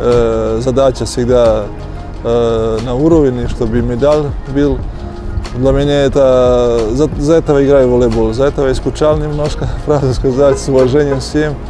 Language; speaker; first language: Russian; non-native, learner; Serbian